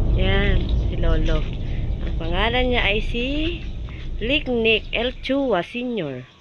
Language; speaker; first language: Filipino; native; Filipino